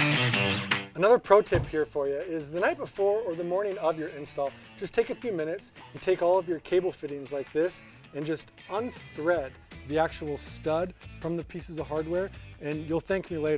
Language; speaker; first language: English; native; English